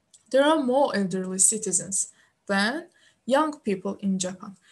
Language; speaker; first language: English; non-native, fluent; Azerbaijani